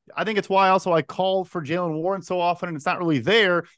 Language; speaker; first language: English; native; English